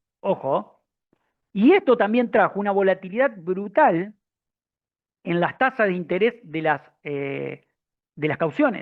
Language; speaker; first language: Spanish; native; Spanish